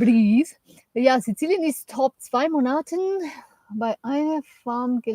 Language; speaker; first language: German; non-native, learner; Spanish